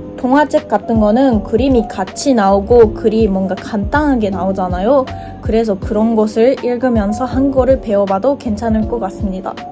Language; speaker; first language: Korean; non-native, fluent; Japanese